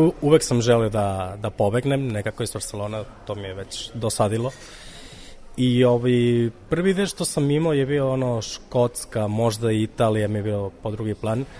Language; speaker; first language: Serbian; non-native, fluent; Catalan